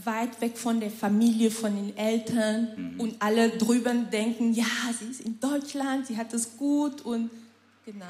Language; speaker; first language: German; non-native, fluent; French